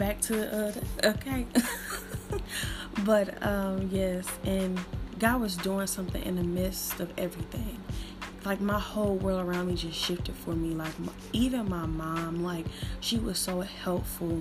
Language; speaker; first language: English; native; English